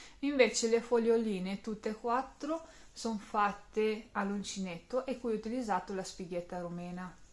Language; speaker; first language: Italian; non-native, fluent; Romanian